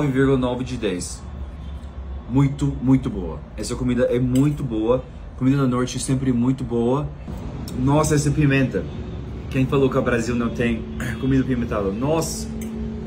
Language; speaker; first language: Portuguese; non-native, fluent; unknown